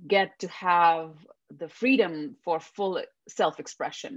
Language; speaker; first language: English; non-native, local second language; Hindi